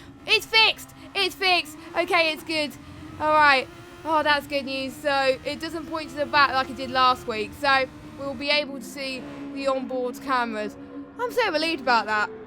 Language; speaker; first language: English; native; English